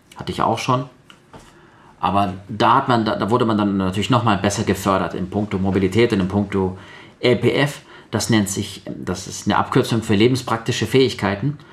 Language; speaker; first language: German; early bilingual, other home language; Russian